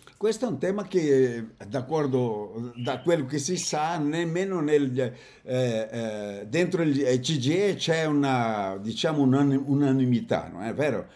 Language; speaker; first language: Italian; non-native, fluent; Portuguese